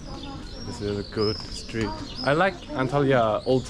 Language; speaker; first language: English; non-native, learner; Korean